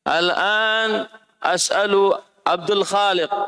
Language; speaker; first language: Arabic; non-native, fluent; Indonesian